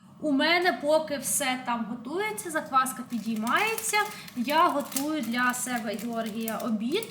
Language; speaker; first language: Ukrainian; native; Ukrainian